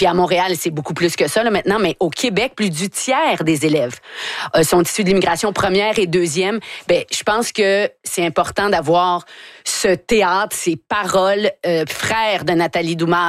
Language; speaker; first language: French; native; French